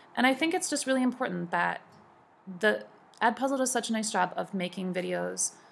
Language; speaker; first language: English; native; English